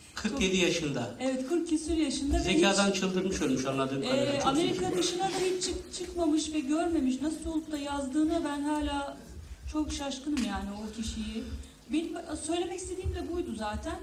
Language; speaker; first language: Turkish; native; Turkish